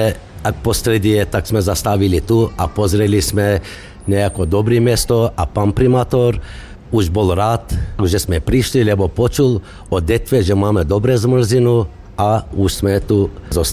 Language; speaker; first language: Slovak; non-native, local second language; Macedonian